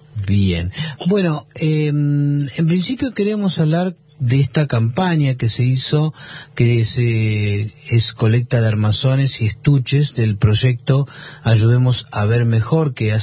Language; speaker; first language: Spanish; native; Spanish